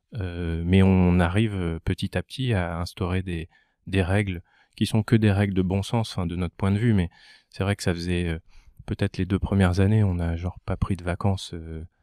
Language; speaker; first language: French; native; French